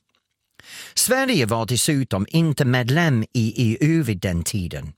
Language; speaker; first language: Swedish; non-native, fluent; English